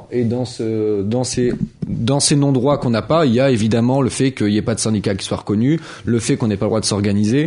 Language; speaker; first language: French; native; French